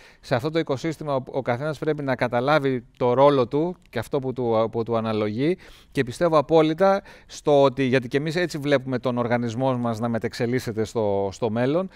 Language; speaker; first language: Greek; native; Greek